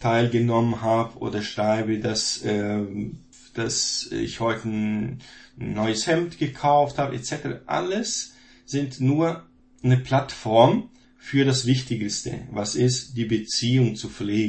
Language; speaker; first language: German; non-native, fluent; Portuguese